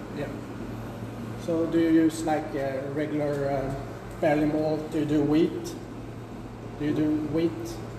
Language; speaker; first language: English; non-native, fluent; Swedish